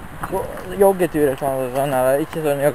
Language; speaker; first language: Swedish; non-native, learner; Norwegian